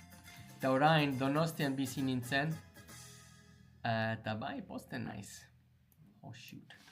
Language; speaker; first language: Basque; non-native, learner; English